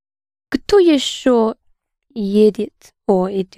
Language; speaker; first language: Russian; non-native, learner; English